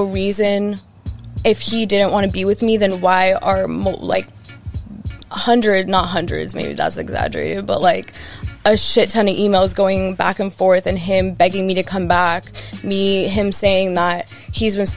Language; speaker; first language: English; native; English